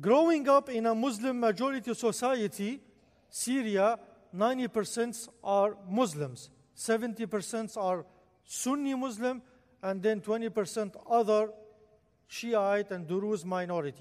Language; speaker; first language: English; non-native, fluent; Arabic